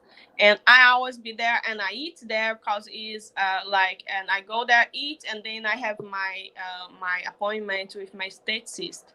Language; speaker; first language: English; non-native, learner; Portuguese